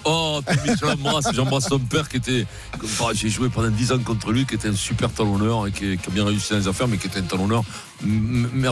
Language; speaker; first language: French; native; French